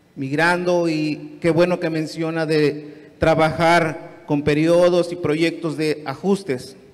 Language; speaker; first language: Spanish; non-native, local second language; Nahuatl languages